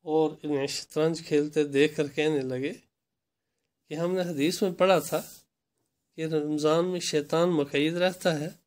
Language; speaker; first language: Urdu; non-native, local second language; Kashmiri